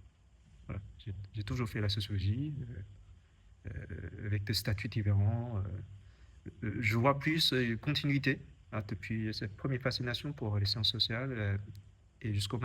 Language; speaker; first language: French; non-native, fluent; Chinese